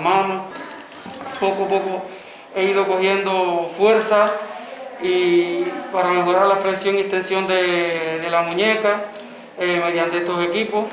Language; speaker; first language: Spanish; native; Spanish